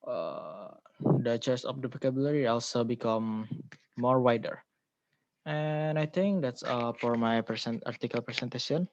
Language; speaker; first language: English; non-native, learner; Indonesian